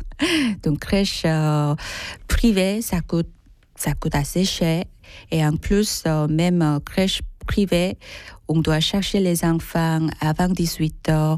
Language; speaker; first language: French; non-native, fluent; Korean